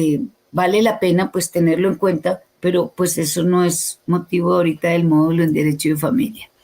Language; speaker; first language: Spanish; native; Spanish